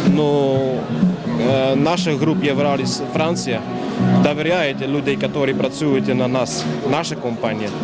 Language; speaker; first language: Russian; non-native, learner; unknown